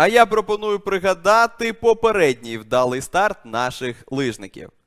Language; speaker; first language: Ukrainian; native; Ukrainian